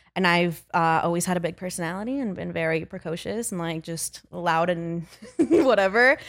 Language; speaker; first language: English; early bilingual, other home language; Spanish